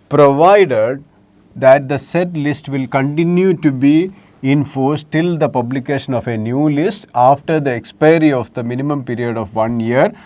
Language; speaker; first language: English; non-native, local second language; Malayalam